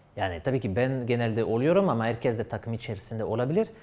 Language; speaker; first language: Turkish; non-native, fluent; French